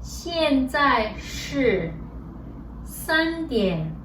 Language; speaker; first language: Chinese; non-native, fluent; English